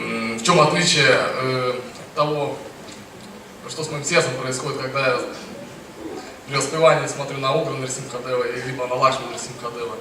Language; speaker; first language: Russian; native; Russian